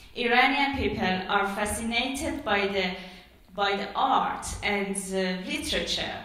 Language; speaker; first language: English; non-native, fluent; Persian